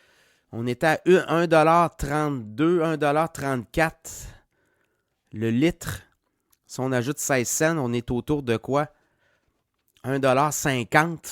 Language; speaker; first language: French; native; French